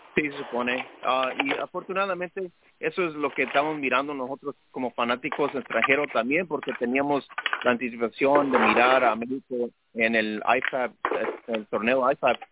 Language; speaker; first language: Spanish; early bilingual, heritage; Spanish